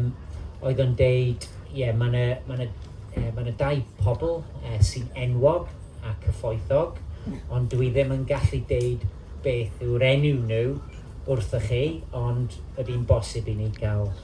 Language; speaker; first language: Welsh; non-native, local second language; English